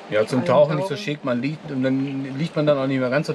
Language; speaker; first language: German; native; German